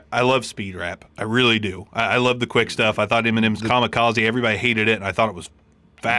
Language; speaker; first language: English; native; English